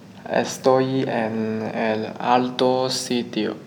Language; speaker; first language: Spanish; non-native, learner; Chinese